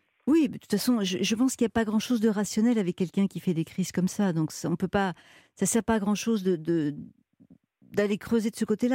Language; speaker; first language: French; native; French